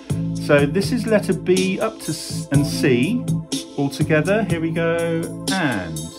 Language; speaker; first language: English; native; English